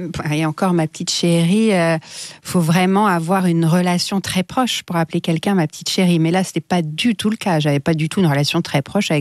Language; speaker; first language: French; native; French